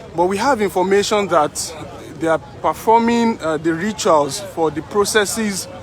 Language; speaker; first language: English; non-native, local second language; Yoruba